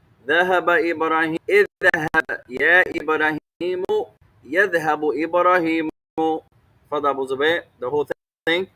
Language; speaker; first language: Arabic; non-native, fluent; English